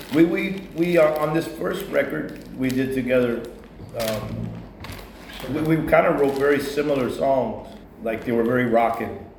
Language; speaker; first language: English; native; English